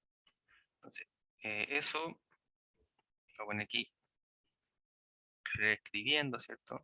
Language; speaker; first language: Spanish; native; Spanish